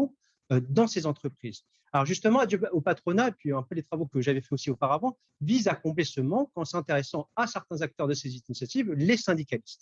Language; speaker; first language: French; native; French